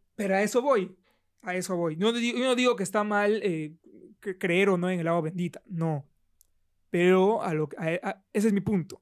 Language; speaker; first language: Spanish; native; Spanish